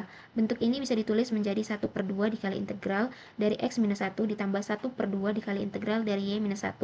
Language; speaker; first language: Indonesian; native; Indonesian